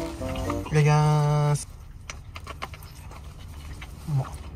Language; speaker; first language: Japanese; native; Japanese